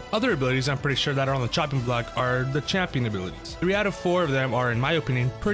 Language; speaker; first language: English; native; English